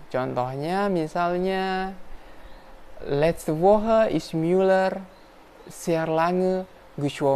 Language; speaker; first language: German; non-native, fluent; Indonesian